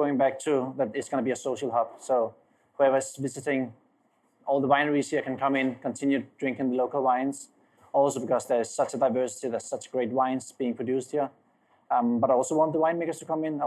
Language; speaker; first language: English; non-native, fluent; Danish